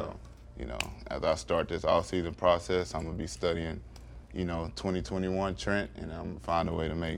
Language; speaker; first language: English; native; English